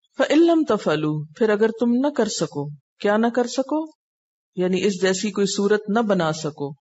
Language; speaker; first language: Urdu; native; Urdu